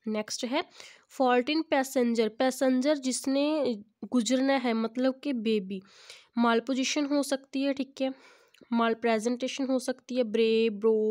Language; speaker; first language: Hindi; non-native, local second language; Punjabi